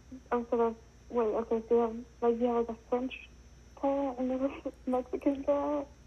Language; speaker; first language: English; native; English